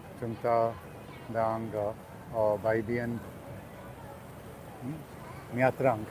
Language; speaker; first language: Vietnamese; non-native, learner; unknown